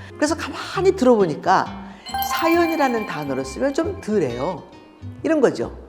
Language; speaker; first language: Korean; early bilingual, heritage; Korean